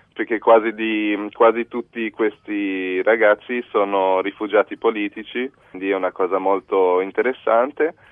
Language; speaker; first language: Italian; early bilingual, heritage; Italian